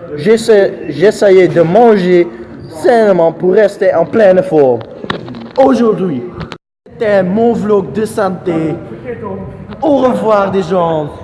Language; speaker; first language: French; non-native, learner; Dutch